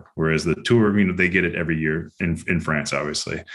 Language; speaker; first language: English; native; English